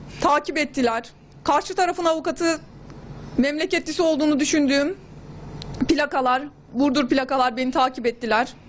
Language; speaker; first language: Turkish; native; Turkish